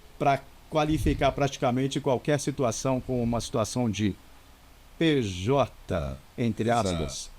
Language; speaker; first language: Portuguese; native; Portuguese